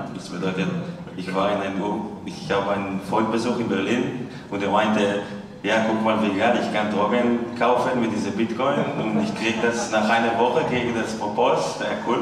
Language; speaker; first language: German; non-native, fluent; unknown